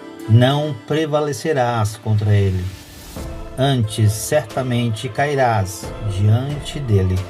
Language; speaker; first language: Portuguese; native; Portuguese